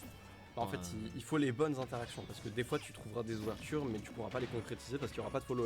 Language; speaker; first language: French; native; French